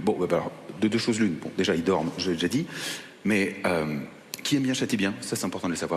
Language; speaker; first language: French; native; French